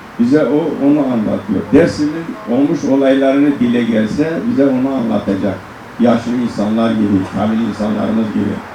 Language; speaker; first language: Turkish; non-native, local second language; Zaza